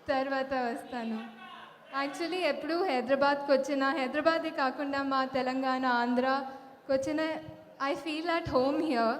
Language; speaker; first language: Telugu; non-native, fluent; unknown